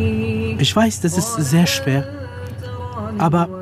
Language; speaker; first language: German; non-native, fluent; Kurdish